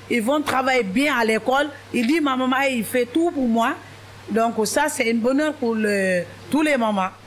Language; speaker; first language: French; non-native, local second language; Wolof